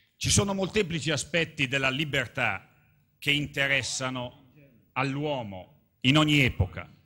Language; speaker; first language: Italian; native; Italian